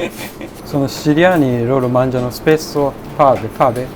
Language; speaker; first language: Italian; non-native, learner; Japanese